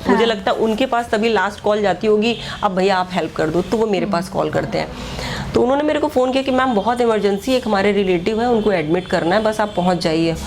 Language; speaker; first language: Hindi; native; Hindi